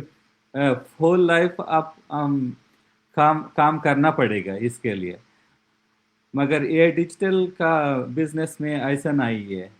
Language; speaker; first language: Hindi; non-native, local second language; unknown